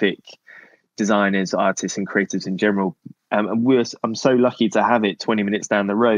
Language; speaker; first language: English; native; English